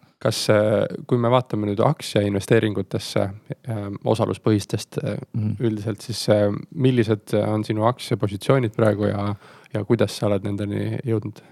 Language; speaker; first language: Estonian; native; Estonian